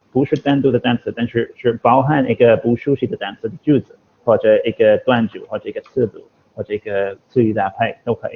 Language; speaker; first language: Chinese; non-native, fluent; English